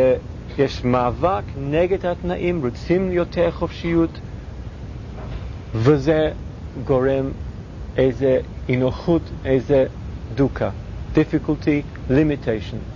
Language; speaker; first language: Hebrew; non-native, fluent; English